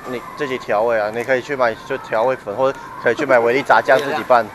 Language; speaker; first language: Chinese; native; Chinese